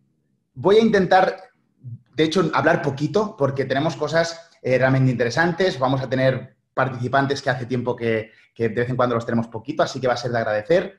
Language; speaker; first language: Spanish; native; Spanish